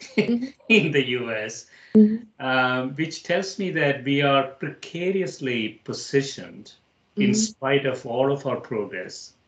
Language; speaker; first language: English; non-native, local second language; Malayalam